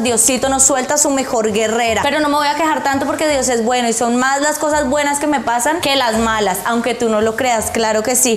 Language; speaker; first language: Spanish; native; Spanish